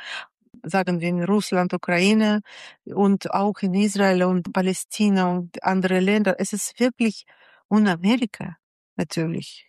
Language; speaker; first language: German; non-native, fluent; Russian